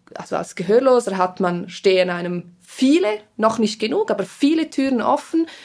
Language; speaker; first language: German; non-native, fluent; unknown